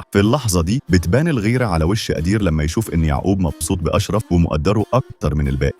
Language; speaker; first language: Arabic; native; Arabic